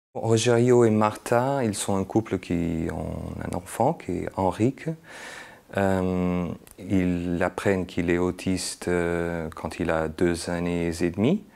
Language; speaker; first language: French; non-native, fluent; Portuguese